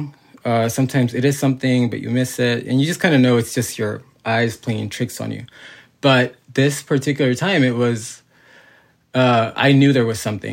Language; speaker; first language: English; native; English